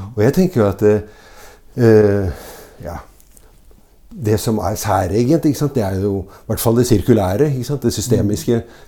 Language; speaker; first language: Norwegian; native; Norwegian